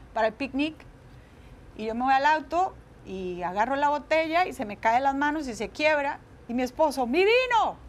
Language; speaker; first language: Spanish; native; Spanish